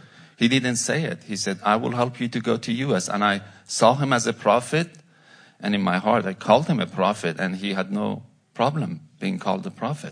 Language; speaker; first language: English; non-native, fluent; Persian